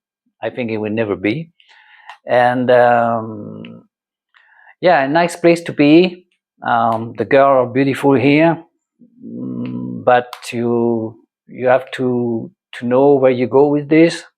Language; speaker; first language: English; non-native, learner; French